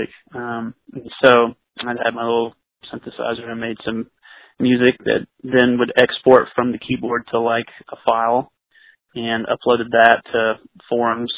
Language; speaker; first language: English; native; English